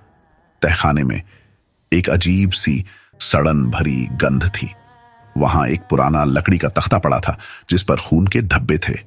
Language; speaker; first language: Hindi; native; Hindi